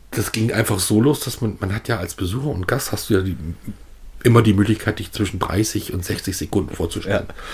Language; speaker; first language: German; native; German